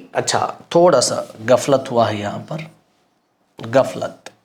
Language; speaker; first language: Hindi; non-native, local second language; Marathi